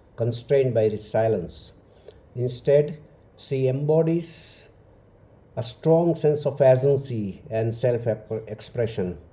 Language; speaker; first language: English; non-native, local second language; Hindi